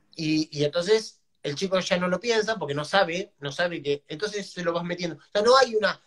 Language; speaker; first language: Spanish; native; Spanish